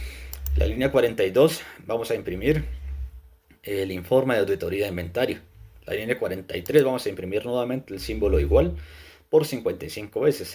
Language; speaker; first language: Spanish; native; Spanish